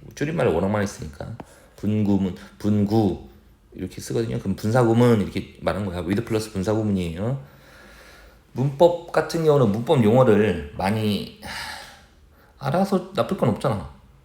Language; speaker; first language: Korean; native; Korean